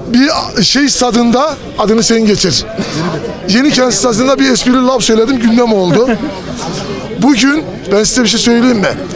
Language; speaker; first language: Turkish; native; Turkish